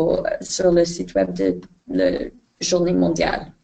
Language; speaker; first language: French; non-native, fluent; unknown